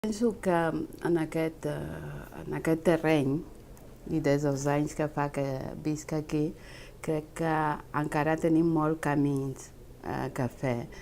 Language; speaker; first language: Catalan; non-native, fluent; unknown